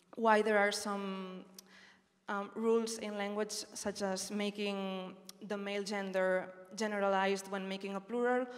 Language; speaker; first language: English; non-native, fluent; Spanish